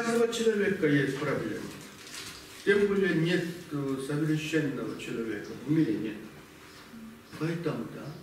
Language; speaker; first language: Russian; non-native, learner; Korean